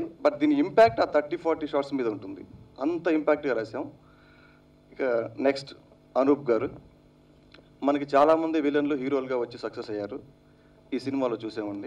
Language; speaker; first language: Telugu; native; Telugu